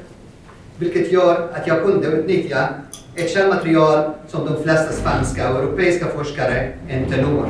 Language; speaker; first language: Swedish; non-native, fluent; Arabic